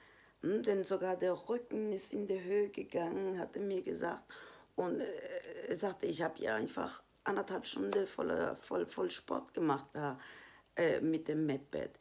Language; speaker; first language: German; non-native, fluent; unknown